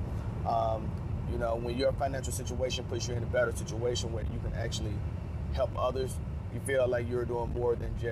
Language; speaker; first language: English; native; English